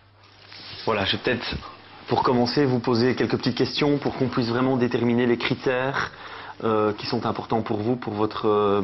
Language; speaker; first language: French; native; French